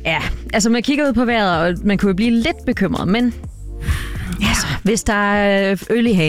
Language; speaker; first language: Danish; native; Danish